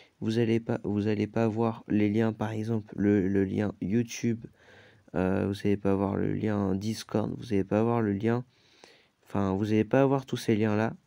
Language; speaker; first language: French; native; French